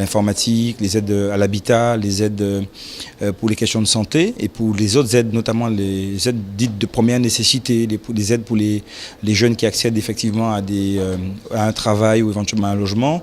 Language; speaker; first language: French; native; French